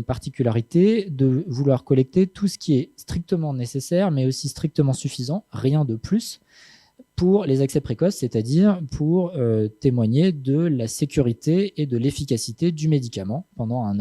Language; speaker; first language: French; native; French